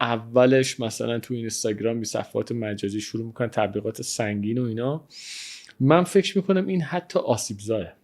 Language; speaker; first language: Persian; native; Persian